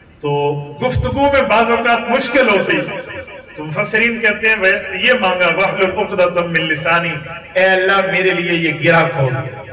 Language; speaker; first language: Urdu; non-native, local second language; Saraiki